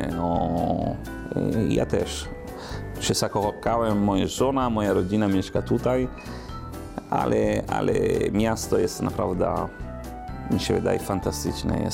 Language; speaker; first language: Polish; non-native, learner; Italian